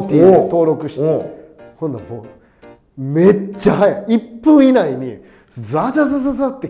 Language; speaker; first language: Japanese; native; Japanese